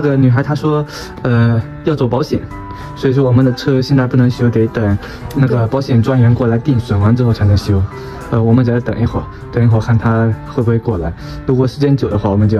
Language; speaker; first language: Chinese; native; Chinese